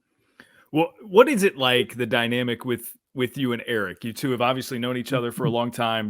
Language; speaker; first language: English; native; English